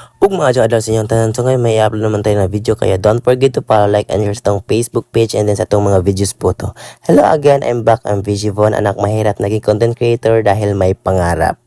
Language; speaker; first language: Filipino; non-native, local second language; Cebuano